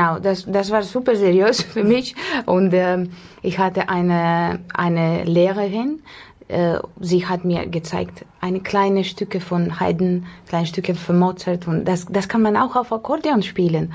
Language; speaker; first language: German; non-native, learner; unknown